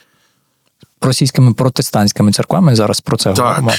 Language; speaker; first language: Ukrainian; native; Ukrainian